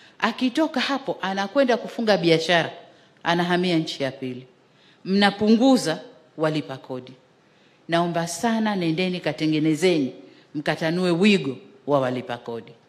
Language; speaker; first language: Swahili; native; Swahili